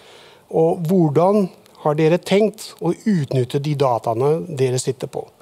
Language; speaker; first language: Norwegian; non-native, fluent; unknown